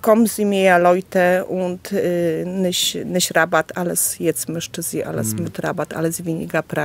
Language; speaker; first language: German; non-native, learner; Polish